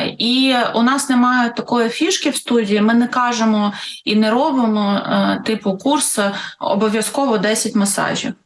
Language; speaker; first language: Ukrainian; non-native, local second language; Russian